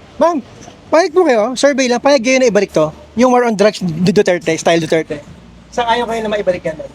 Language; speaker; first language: Filipino; native; Filipino